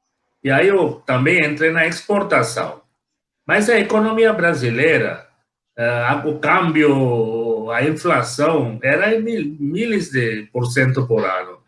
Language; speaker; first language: Portuguese; non-native, fluent; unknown